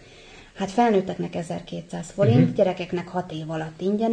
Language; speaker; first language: Hungarian; native; Hungarian